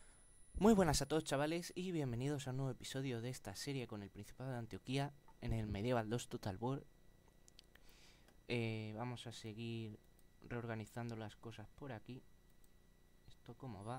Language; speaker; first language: Spanish; native; Spanish